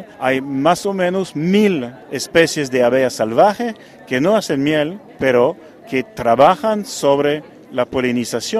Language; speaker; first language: Spanish; non-native, fluent; French